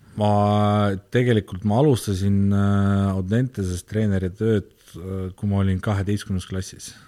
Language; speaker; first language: Estonian; non-native, local second language; Russian